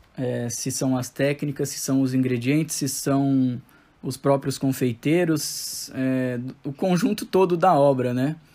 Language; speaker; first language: Portuguese; native; Portuguese